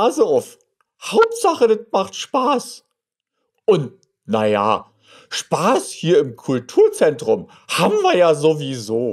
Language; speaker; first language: German; native; German